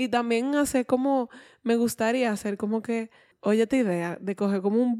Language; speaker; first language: Spanish; native; Spanish